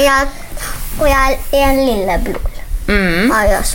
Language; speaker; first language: Norwegian; early bilingual, other home language; Polish